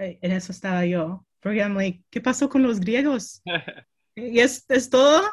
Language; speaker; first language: Spanish; early bilingual, heritage; Spanish